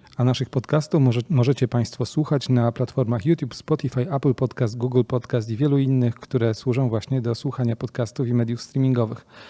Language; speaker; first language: Polish; native; Polish